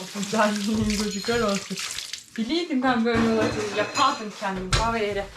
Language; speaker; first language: Turkish; native; Turkish